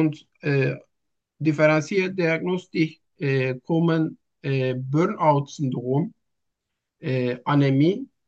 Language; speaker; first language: German; non-native, learner; Turkish